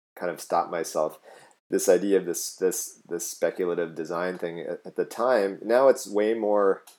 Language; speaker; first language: English; native; English